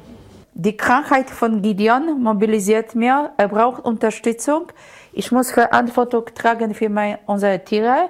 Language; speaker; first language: German; non-native, learner; Polish